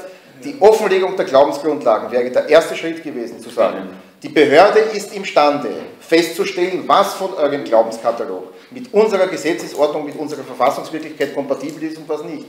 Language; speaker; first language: German; native; German